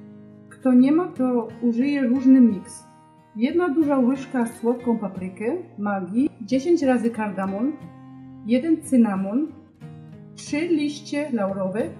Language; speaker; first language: Polish; non-native, learner; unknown